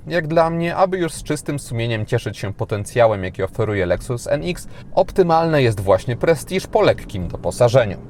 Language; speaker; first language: Polish; native; Polish